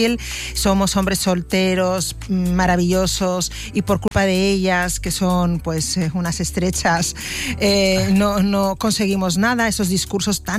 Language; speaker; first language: Spanish; native; Spanish